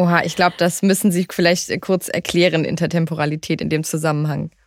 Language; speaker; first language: German; native; German